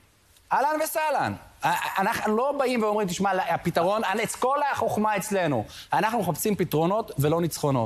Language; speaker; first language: Hebrew; native; Hebrew